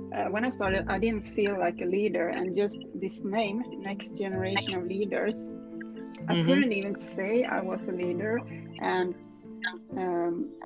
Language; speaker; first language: English; non-native, fluent; Swedish